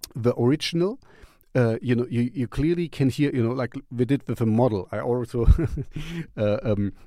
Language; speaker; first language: English; non-native, fluent; German